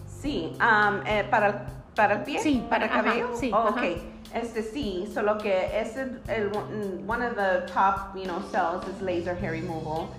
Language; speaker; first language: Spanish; early bilingual, heritage; Spanish